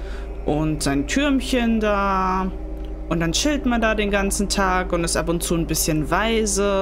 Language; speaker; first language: German; native; German